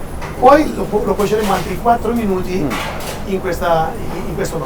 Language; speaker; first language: Italian; native; Italian